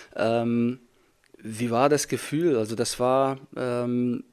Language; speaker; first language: German; non-native, fluent; Czech